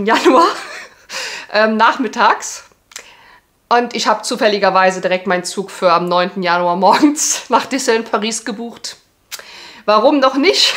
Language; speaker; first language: German; native; German